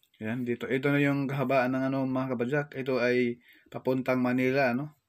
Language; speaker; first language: Filipino; native; Filipino